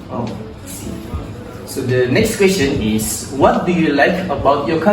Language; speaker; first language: English; non-native, local second language; Malay